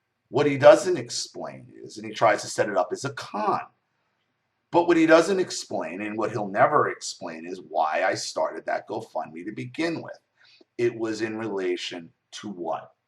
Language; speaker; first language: English; native; English